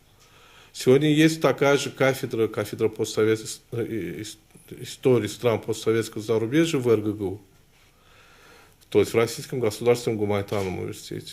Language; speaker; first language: Russian; non-native, local second language; Azerbaijani